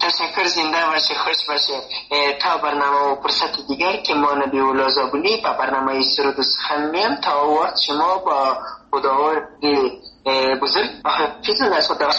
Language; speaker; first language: Persian; native; Persian